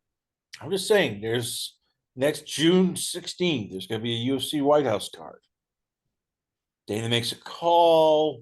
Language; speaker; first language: English; native; English